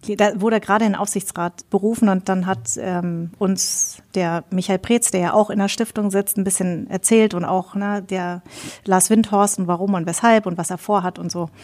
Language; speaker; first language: German; early bilingual, other home language; Vietnamese